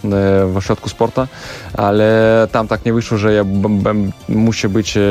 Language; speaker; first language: Polish; non-native, learner; Russian